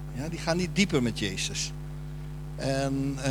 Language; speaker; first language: Dutch; non-native, fluent; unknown